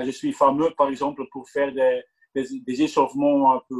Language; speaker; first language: French; non-native, local second language; Dutch